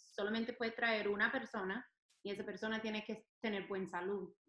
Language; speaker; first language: Spanish; non-native, fluent; English